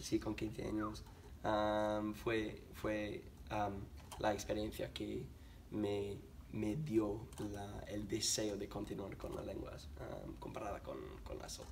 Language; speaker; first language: Spanish; non-native, learner; English